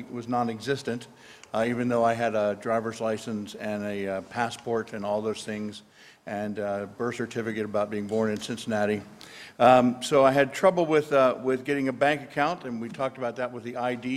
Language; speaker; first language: English; native; English